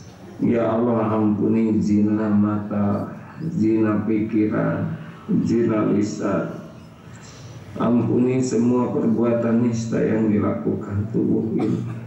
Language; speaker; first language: Indonesian; native; Indonesian